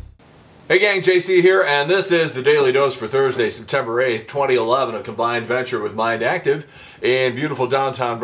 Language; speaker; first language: English; native; English